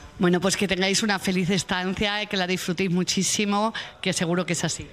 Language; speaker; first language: Spanish; native; Spanish